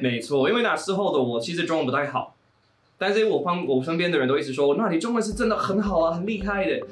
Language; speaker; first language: Chinese; non-native, fluent; English